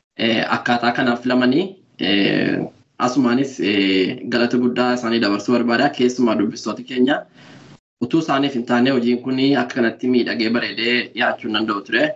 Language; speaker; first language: Oromo; early bilingual, other home language; Norwegian